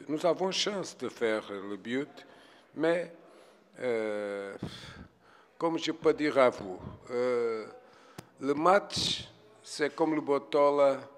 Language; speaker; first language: French; non-native, fluent; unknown